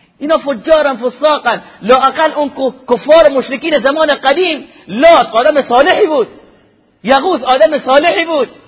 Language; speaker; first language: Persian; native; Persian